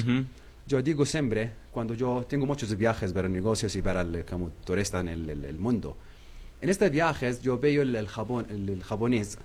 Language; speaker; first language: Spanish; non-native, learner; Arabic